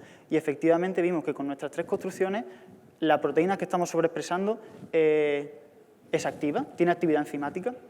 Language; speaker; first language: Spanish; native; Spanish